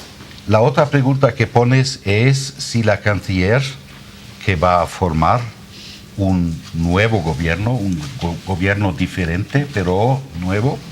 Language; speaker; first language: Spanish; non-native, fluent; German